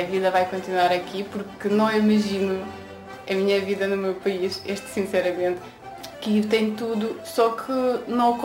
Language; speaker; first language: Portuguese; non-native, fluent; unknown